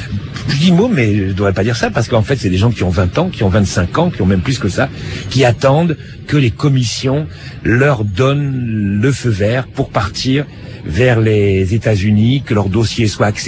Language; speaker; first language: French; native; French